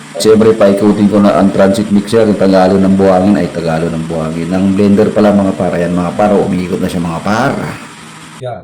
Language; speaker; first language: Filipino; native; Filipino